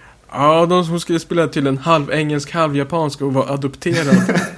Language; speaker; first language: Swedish; native; Swedish